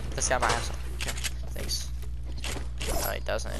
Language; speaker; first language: English; native; English